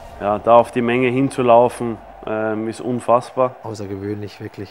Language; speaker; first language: German; native; German